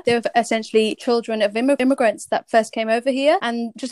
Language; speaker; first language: English; native; English